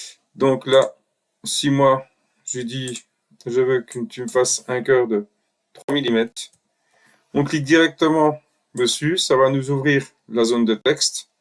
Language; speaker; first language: French; native; French